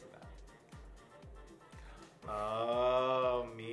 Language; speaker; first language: Spanish; non-native, fluent; English